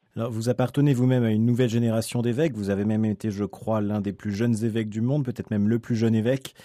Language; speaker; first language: French; native; French